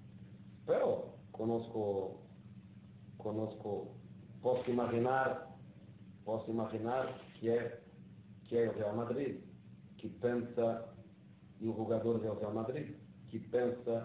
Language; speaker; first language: Italian; non-native, fluent; Portuguese